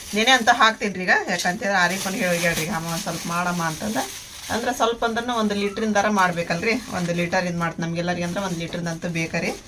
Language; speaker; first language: Kannada; native; Kannada